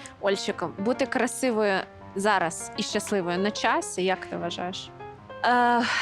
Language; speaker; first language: Ukrainian; native; Ukrainian